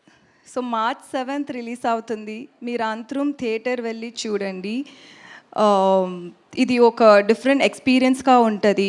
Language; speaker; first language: Telugu; non-native, learner; Tamil